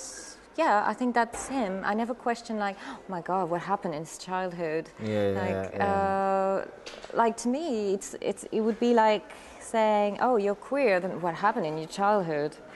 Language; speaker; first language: English; non-native, fluent; French